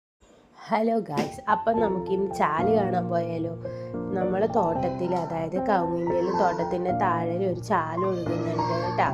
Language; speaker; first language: Malayalam; native; Malayalam